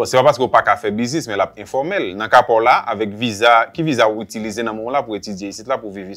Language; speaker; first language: French; non-native, local second language; Haitian Creole